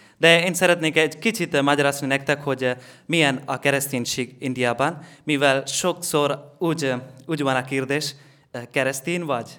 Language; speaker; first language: Hungarian; non-native, learner; Malayalam